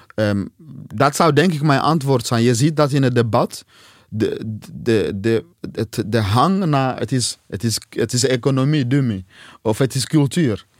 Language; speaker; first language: Dutch; non-native, fluent; Swahili